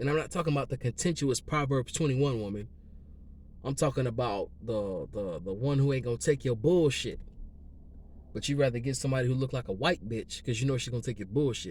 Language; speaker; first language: English; native; English